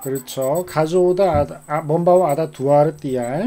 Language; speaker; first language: Korean; native; Korean